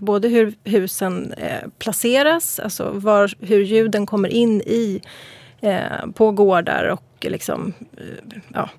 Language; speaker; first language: Swedish; native; Swedish